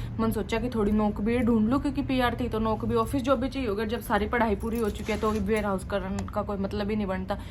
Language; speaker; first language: Hindi; native; Hindi